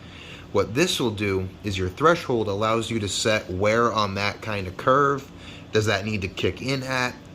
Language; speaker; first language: English; native; English